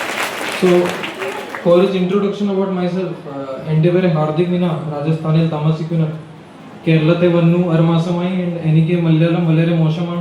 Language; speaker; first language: Malayalam; non-native, learner; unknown